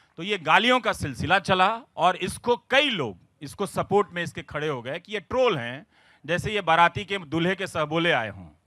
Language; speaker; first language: Hindi; non-native, local second language; Bhojpuri